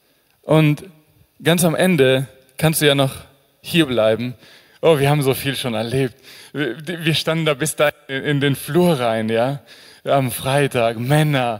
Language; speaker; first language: German; native; German